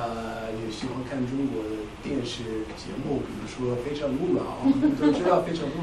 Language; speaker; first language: Chinese; non-native, fluent; English